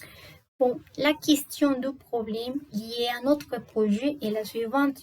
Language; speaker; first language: French; non-native, learner; Spanish